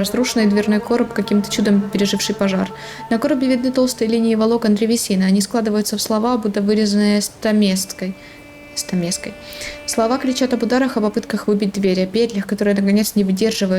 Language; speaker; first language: Russian; native; Russian